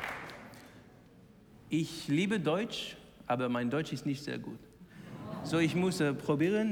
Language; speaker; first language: German; non-native, learner; English